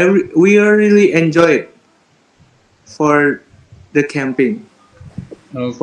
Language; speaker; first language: English; non-native, learner; Indonesian